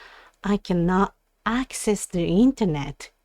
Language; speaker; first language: English; non-native, learner; Japanese